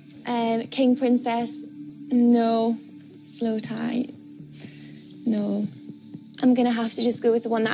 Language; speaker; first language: English; native; English